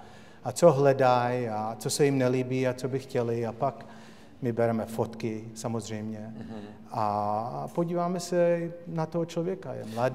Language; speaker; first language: Czech; early bilingual, heritage; Czech